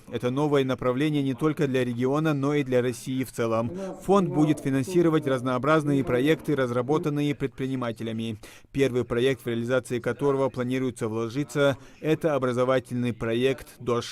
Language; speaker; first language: Russian; native; Russian